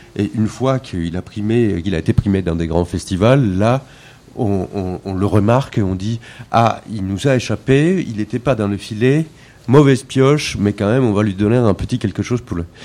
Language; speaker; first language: French; native; French